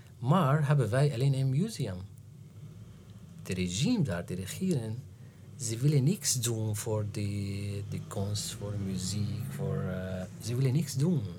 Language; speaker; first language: Dutch; non-native, learner; Arabic